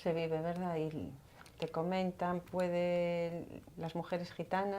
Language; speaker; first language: Spanish; native; Spanish